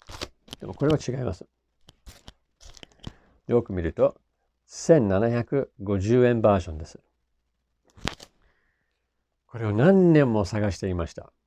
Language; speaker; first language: Japanese; non-native, fluent; English